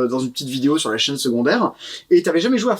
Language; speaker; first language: French; native; French